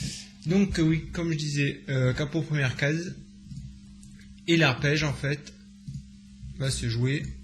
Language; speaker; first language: French; native; French